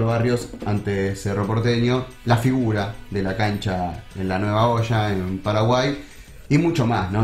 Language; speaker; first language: Spanish; native; Spanish